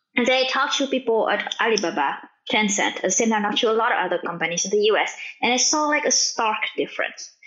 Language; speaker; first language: English; non-native, fluent; Vietnamese